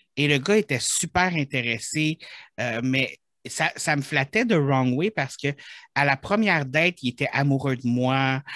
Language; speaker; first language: French; native; French